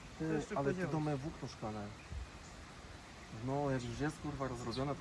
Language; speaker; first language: Polish; native; Polish